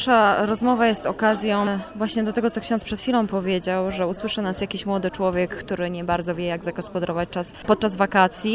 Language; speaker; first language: Polish; native; Polish